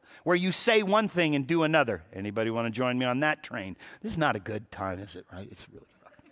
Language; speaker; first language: English; native; English